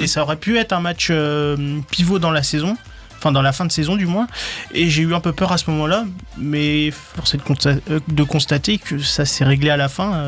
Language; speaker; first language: French; native; French